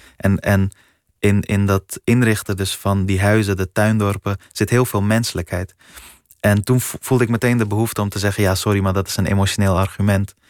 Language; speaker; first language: Dutch; early bilingual, other home language; Persian